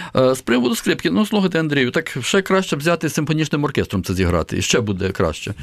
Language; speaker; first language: Ukrainian; native; Ukrainian